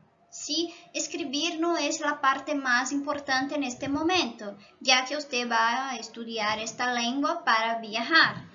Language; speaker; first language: Spanish; non-native, local second language; Portuguese